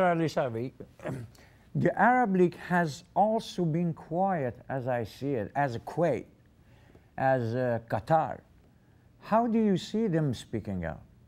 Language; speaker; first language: English; non-native, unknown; Persian